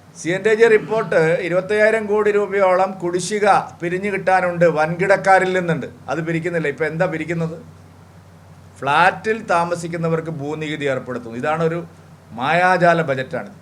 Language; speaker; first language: Malayalam; native; Malayalam